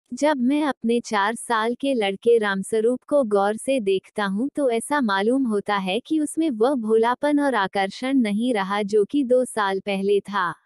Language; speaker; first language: Hindi; non-native, local second language; Marathi